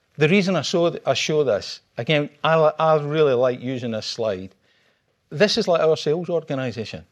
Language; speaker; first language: English; native; English